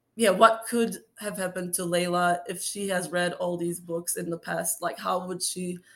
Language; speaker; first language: English; non-native, fluent; Turkish